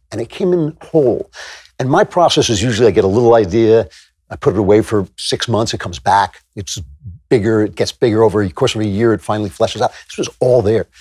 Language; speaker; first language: English; native; English